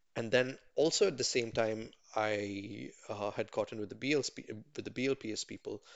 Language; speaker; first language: English; non-native, local second language; Tamil